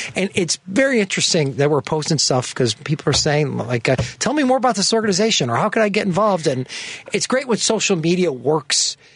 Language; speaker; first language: English; native; English